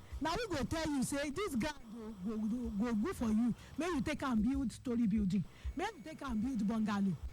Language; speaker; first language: Nigerian Pidgin; non-native, local second language; Yoruba